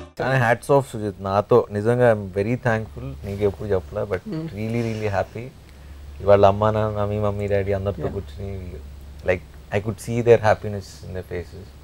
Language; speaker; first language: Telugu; native; Telugu